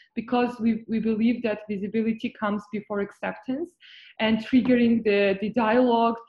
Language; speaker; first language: English; non-native, fluent; Georgian